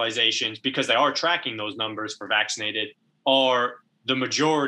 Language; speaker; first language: English; native; English